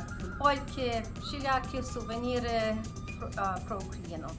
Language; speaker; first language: Ukrainian; early bilingual, heritage; Ukrainian